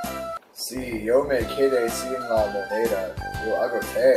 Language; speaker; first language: Spanish; non-native, learner; English